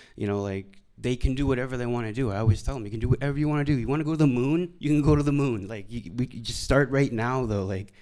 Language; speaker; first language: English; native; English